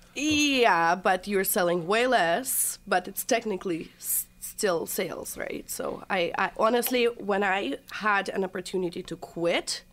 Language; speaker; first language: English; non-native, fluent; Russian